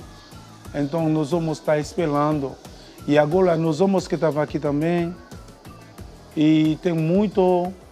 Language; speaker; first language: Portuguese; non-native, learner; Haitian Creole